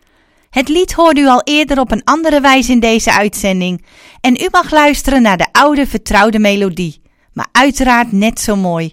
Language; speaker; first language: Dutch; native; Dutch